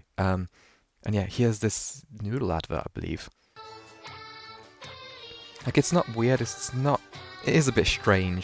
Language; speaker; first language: English; native; English